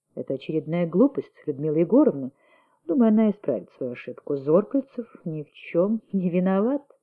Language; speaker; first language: Russian; native; Russian